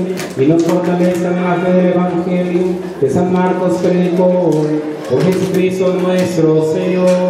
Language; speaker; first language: Spanish; native; Spanish